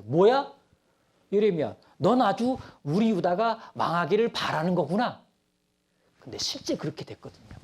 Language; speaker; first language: Korean; native; Korean